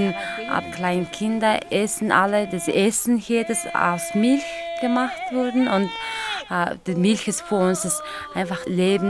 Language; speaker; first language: German; non-native, learner; Mongolian